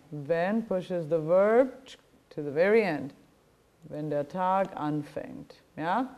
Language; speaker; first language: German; non-native, fluent; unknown